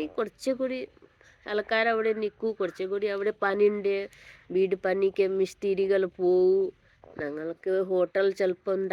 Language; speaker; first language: Malayalam; non-native, learner; Hindi